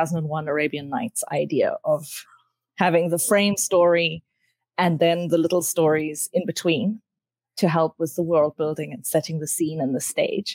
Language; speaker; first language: English; native; English